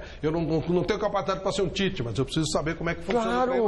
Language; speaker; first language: Portuguese; native; Portuguese